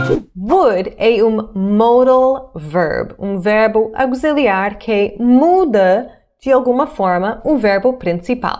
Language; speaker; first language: Portuguese; non-native, fluent; English